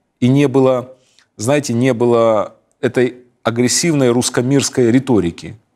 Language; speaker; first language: Russian; native; Russian